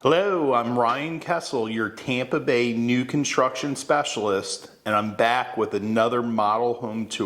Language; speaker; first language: English; native; English